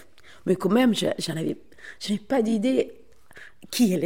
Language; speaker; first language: French; non-native, fluent; English